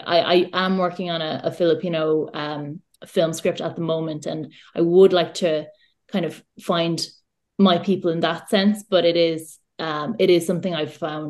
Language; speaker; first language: English; native; English